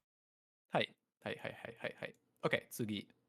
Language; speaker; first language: Japanese; non-native, learner; English